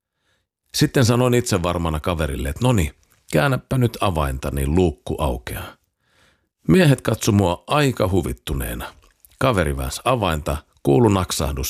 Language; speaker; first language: Finnish; native; Finnish